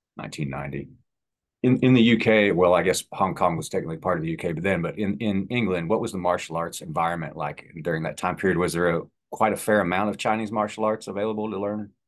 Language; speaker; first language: English; native; English